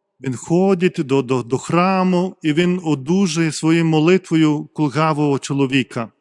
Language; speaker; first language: Ukrainian; non-native, fluent; Lithuanian